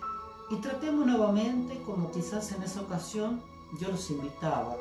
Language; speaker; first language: Spanish; native; Spanish